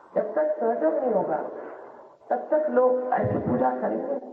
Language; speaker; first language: Hindi; non-native, local second language; Marathi